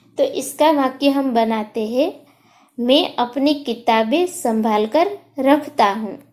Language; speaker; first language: Hindi; non-native, local second language; Gujarati